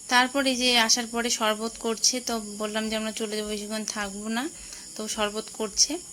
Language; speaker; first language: Bangla; non-native, local second language; Rangpuri